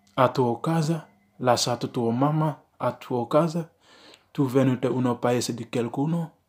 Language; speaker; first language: Italian; non-native, learner; Wolof